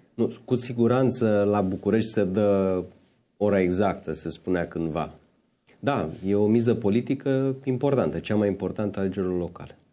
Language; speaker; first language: Romanian; native; Romanian